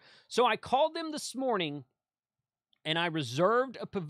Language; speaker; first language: English; native; English